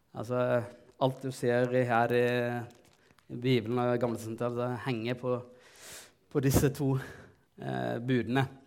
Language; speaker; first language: Norwegian; non-native, fluent; Tigrinya